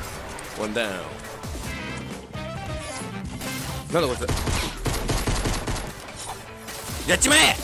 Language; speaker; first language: Japanese; native; Japanese